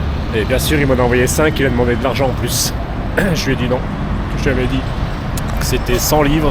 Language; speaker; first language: French; native; French